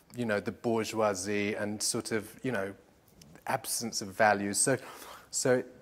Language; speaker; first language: English; native; English